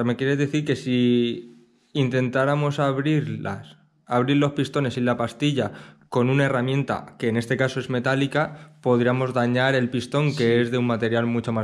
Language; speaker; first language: Spanish; native; Spanish